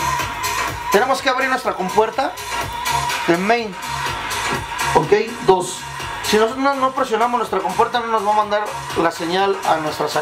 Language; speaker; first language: Spanish; native; Spanish